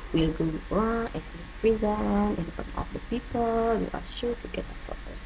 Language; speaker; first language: English; non-native, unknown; Indonesian